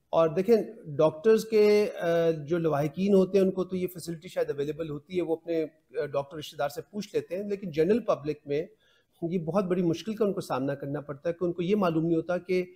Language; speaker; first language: Urdu; non-native, local second language; Punjabi